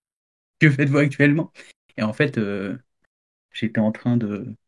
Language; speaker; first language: French; native; French